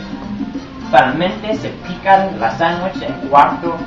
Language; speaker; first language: Spanish; non-native, learner; English